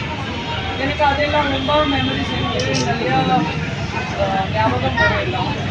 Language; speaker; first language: Tamil; non-native, learner; Gujarati